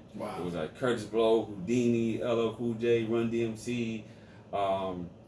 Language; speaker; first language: English; native; English